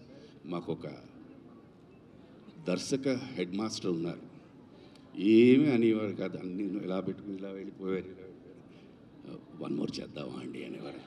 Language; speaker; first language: Telugu; native; Telugu